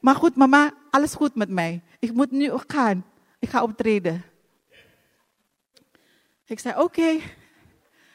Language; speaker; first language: Dutch; non-native, fluent; Indonesian